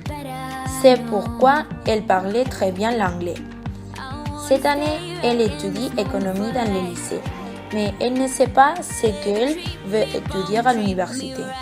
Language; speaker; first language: French; non-native, learner; Spanish